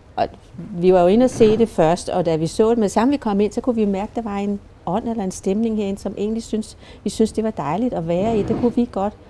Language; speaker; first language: Danish; native; Danish